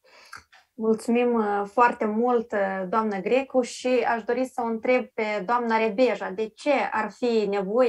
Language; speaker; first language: Romanian; native; Romanian